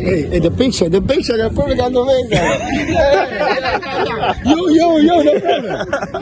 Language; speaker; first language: English; non-native, learner; Haitian Creole